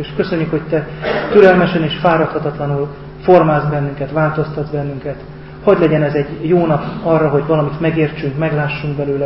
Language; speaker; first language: Hungarian; native; Hungarian